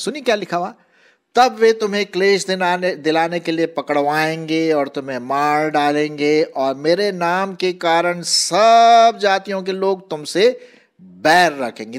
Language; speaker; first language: Hindi; non-native, local second language; Marathi